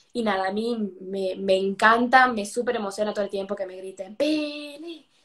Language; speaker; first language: Spanish; native; Spanish